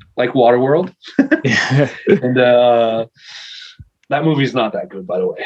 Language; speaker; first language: English; non-native, fluent; French